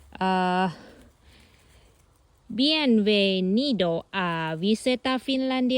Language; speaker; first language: Spanish; non-native, learner; Thai